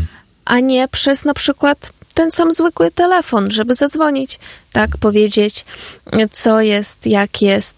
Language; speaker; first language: Polish; non-native, fluent; Ukrainian